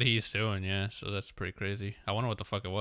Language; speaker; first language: English; native; English